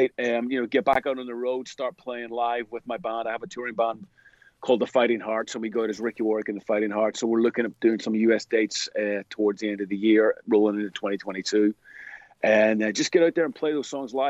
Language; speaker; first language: English; native; English